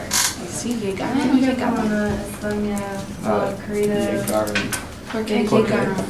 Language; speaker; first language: Spanish; non-native, fluent; English